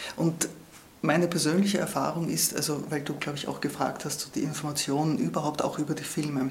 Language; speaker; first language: German; native; German